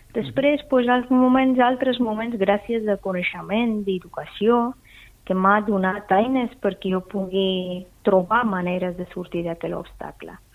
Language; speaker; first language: Catalan; non-native, fluent; Persian